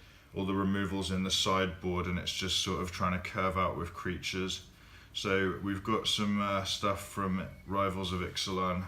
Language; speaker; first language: English; native; English